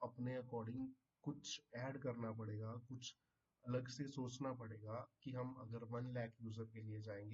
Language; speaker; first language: Hindi; non-native, local second language; Punjabi